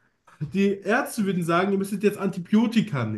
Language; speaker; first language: German; native; German